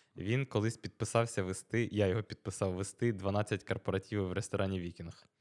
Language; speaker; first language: Ukrainian; native; Ukrainian